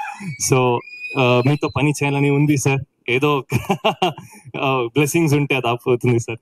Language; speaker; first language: Telugu; non-native, learner; Kannada